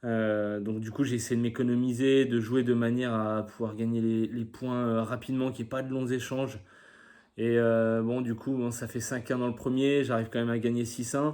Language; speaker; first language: French; native; French